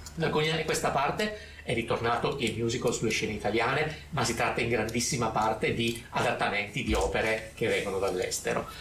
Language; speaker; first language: Italian; native; Italian